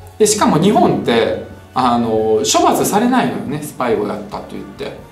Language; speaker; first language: Japanese; early bilingual, other home language; Russian